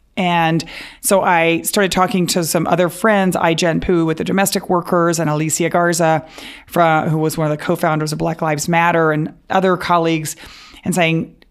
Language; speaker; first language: English; native; English